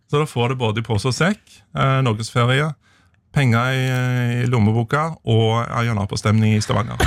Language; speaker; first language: Norwegian; native; Norwegian